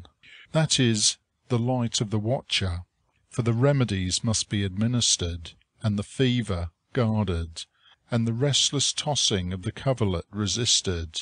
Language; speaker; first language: English; native; English